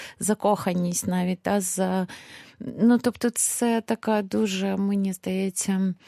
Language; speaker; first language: Ukrainian; native; Ukrainian